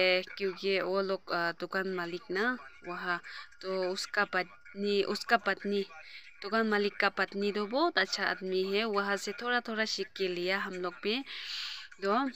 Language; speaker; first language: Hindi; non-native, local second language; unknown